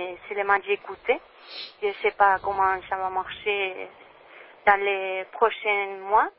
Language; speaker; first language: French; non-native, learner; Spanish